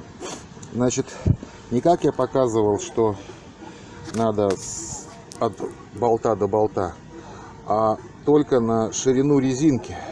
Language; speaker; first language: Russian; native; Russian